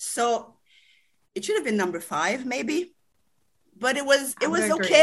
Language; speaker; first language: English; native; English